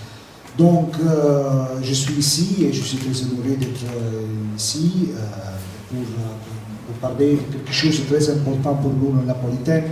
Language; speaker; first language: French; non-native, learner; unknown